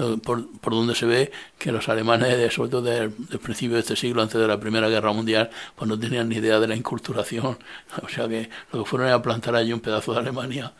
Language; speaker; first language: Spanish; native; Spanish